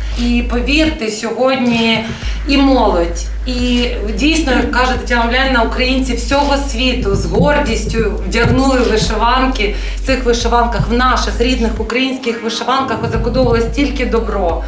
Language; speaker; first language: Ukrainian; native; Ukrainian